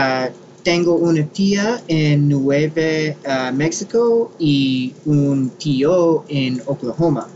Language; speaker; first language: Spanish; non-native, learner; English